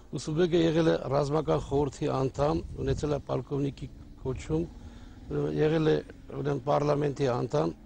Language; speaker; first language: Armenian; non-native, local second language; Kurdish